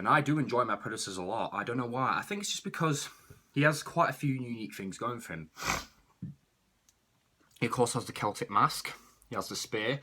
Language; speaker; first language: English; native; English